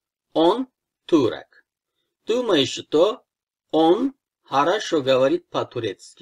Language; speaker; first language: Russian; non-native, fluent; Turkish